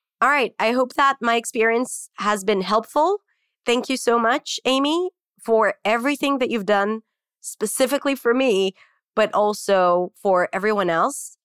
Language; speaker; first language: English; non-native, fluent; Hebrew